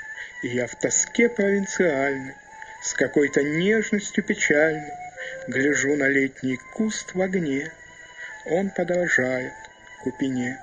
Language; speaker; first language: Russian; native; Russian